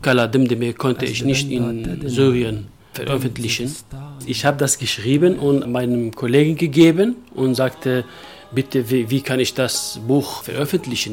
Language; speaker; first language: German; non-native, local second language; Kurdish